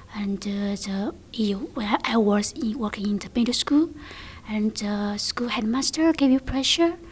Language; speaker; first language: English; non-native, learner; Chinese